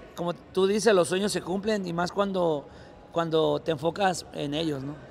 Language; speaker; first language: Spanish; native; Spanish